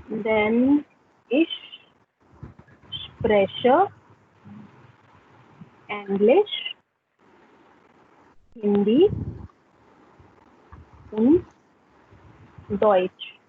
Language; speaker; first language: German; non-native, learner; Hindi